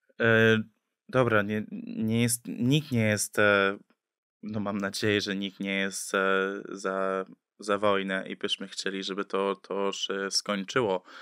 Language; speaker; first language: Polish; early bilingual, heritage; English